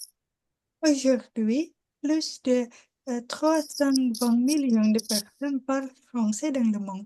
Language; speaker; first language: French; non-native, learner; Indonesian